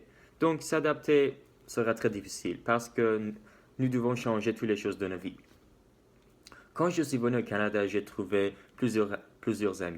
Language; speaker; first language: French; non-native, learner; Persian